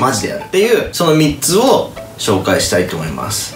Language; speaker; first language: Japanese; native; Japanese